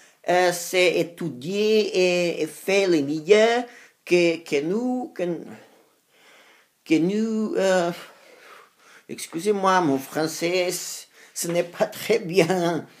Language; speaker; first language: French; non-native, learner; Spanish